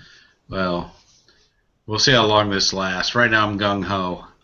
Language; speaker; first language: English; native; English